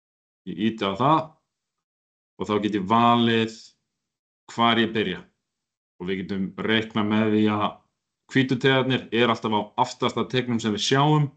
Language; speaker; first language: Icelandic; native; Icelandic